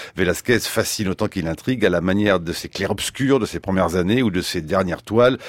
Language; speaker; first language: French; native; French